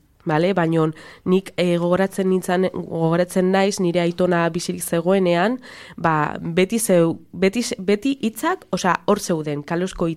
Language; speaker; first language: Basque; non-native, local second language; Spanish